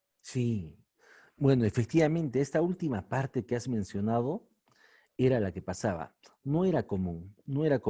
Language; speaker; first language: Spanish; native; Spanish